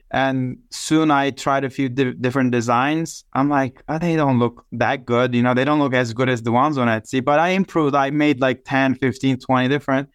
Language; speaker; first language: English; non-native, fluent; Turkish